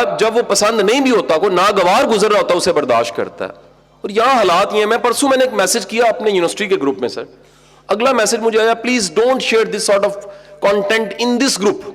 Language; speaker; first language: Urdu; non-native, local second language; Punjabi